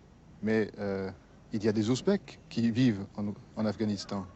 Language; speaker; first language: French; native; French